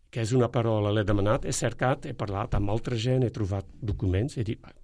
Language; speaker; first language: Catalan; non-native, fluent; Dutch